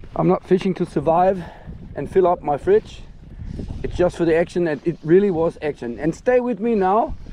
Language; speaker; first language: English; non-native, fluent; Danish